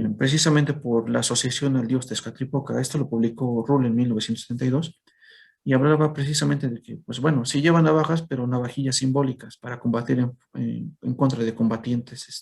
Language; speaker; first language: Spanish; native; Spanish